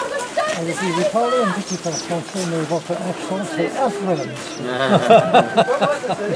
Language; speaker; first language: French; non-native, learner; English